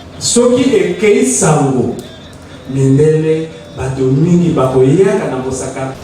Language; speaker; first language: Lingala; native; Lingala